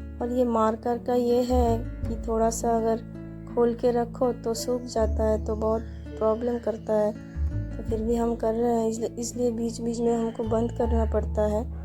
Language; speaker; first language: Hindi; non-native, local second language; Bangla